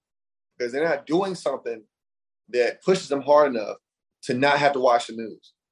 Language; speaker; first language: English; native; English